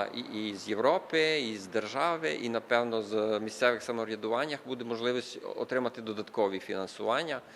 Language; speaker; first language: Ukrainian; early bilingual, heritage; Ukrainian